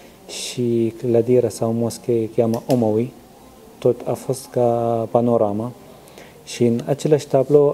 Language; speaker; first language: Romanian; non-native, learner; Arabic